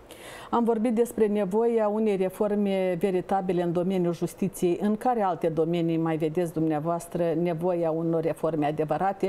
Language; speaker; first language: Romanian; native; Romanian